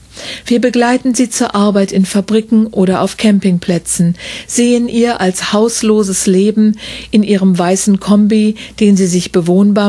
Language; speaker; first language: German; native; German